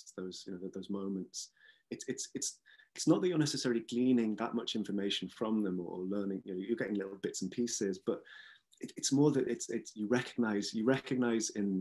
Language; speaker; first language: English; native; English